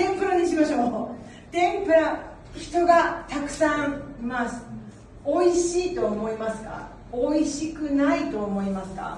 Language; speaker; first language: Japanese; non-native, learner; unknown